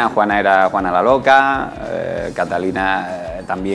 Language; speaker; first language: Spanish; native; Spanish